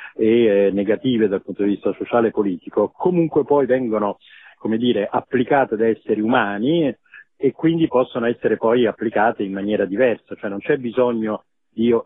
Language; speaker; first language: Italian; native; Italian